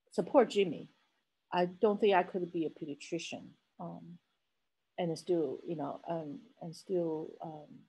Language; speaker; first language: English; non-native, fluent; Chinese